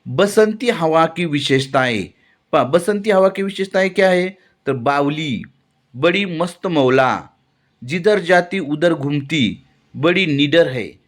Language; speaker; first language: Hindi; non-native, local second language; Marathi